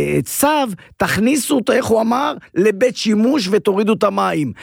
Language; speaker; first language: Hebrew; native; Hebrew